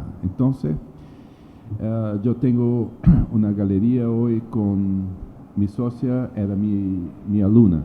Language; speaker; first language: Spanish; non-native, learner; Portuguese